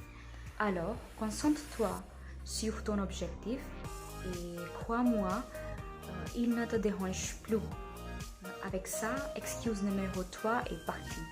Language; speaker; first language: French; non-native, learner; Hindi